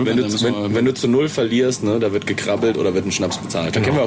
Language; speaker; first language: German; native; German